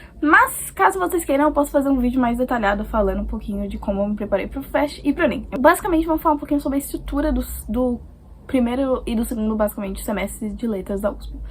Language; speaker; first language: Portuguese; native; Portuguese